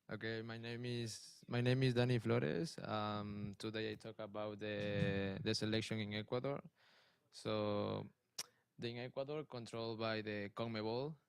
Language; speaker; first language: English; non-native, learner; Spanish